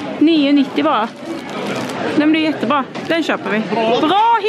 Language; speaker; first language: Swedish; native; Swedish